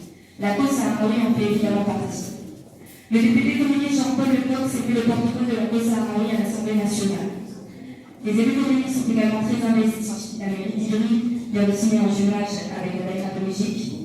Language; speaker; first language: French; native; French